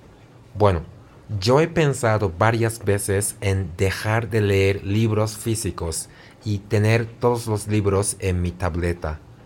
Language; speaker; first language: Spanish; non-native, fluent; Japanese